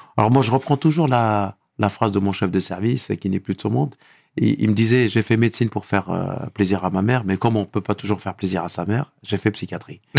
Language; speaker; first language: French; non-native, local second language; Arabic